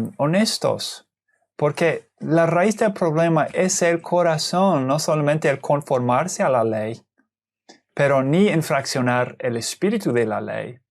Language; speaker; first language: Spanish; non-native, fluent; English